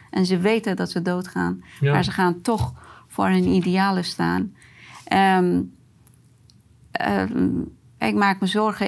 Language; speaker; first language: Dutch; non-native, fluent; Persian